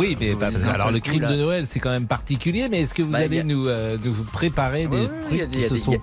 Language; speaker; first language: French; native; French